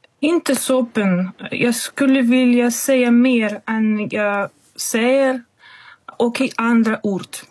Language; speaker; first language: Swedish; non-native, fluent; Russian